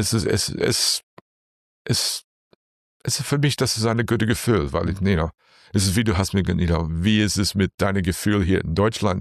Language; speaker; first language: German; non-native, learner; English